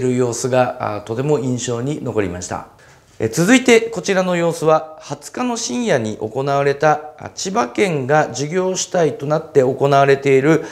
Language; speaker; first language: Japanese; native; Japanese